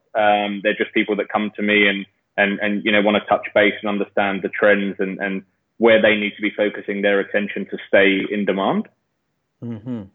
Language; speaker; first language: English; native; English